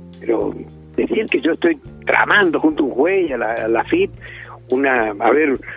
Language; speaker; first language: Spanish; native; Spanish